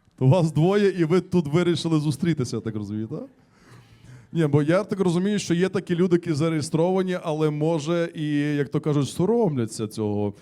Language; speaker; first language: Ukrainian; native; Ukrainian